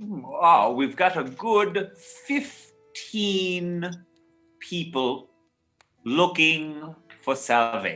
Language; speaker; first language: English; native; English